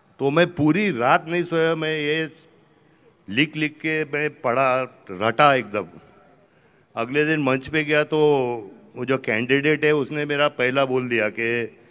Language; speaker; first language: Hindi; native; Hindi